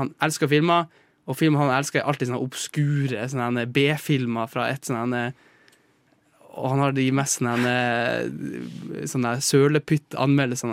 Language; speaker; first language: Norwegian; native; Norwegian